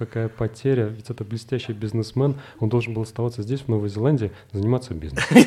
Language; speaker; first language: Russian; native; Russian